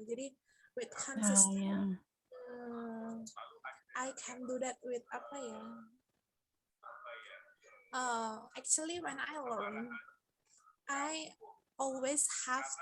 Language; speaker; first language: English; non-native, learner; Indonesian